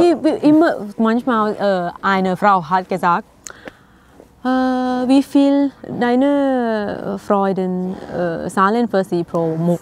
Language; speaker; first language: German; non-native, learner; Thai